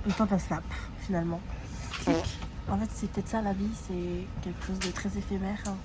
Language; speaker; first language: French; native; French